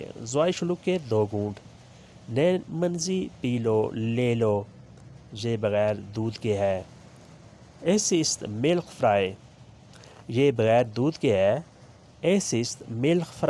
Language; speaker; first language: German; non-native, fluent; Urdu